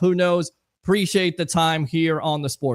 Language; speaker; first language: English; native; English